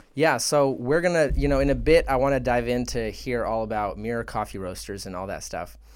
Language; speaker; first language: English; early bilingual, other home language; Russian